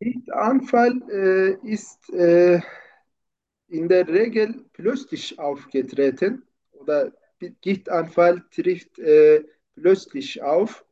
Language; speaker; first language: German; non-native, learner; Turkish